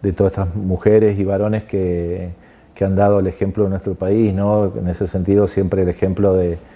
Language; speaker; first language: Spanish; native; Spanish